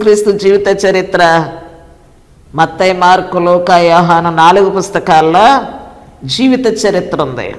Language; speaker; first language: Telugu; native; Telugu